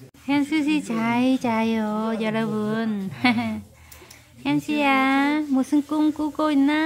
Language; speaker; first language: Korean; non-native, learner; Vietnamese